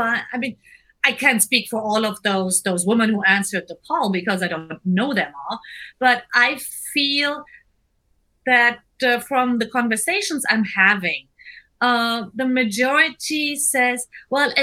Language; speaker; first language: English; non-native, fluent; German